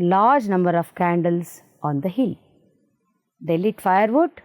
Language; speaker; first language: English; non-native, local second language; Kannada